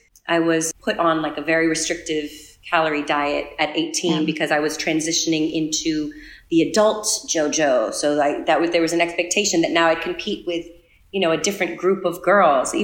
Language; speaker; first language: English; native; English